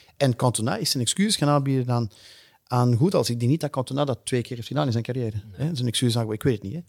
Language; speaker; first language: Dutch; non-native, local second language; French